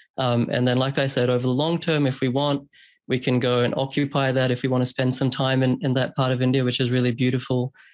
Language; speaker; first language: English; early bilingual, other home language; Hindi